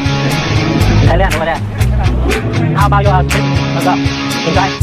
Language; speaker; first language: English; non-native, learner; Lao